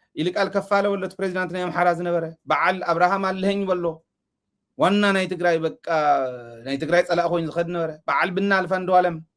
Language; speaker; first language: Tigrinya; native; Tigrinya